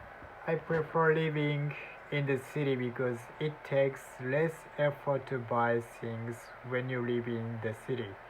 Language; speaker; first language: English; non-native, learner; Japanese